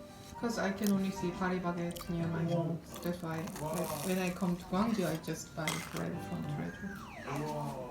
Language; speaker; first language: English; non-native, fluent; Korean